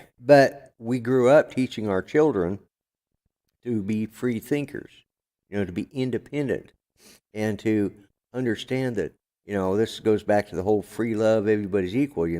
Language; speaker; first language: English; native; English